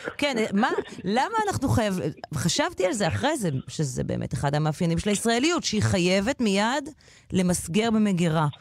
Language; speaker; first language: Hebrew; native; Hebrew